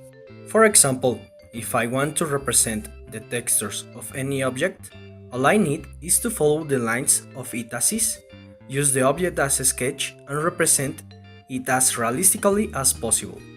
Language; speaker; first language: English; non-native, learner; Spanish